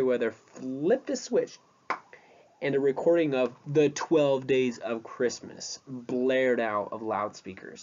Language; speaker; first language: English; native; English